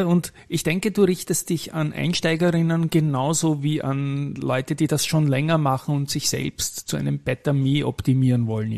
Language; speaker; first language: German; native; German